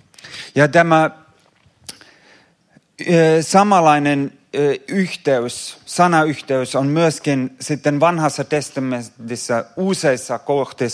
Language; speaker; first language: Finnish; non-native, fluent; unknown